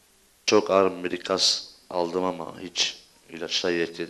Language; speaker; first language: Turkish; early bilingual, heritage; Turkish